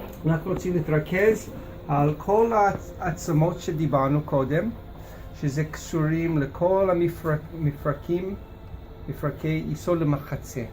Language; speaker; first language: Hebrew; non-native, fluent; English